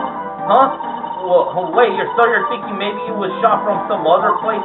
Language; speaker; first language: English; native; English